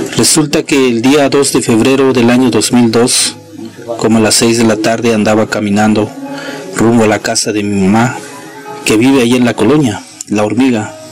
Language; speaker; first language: Spanish; non-native, local second language; Tzotzil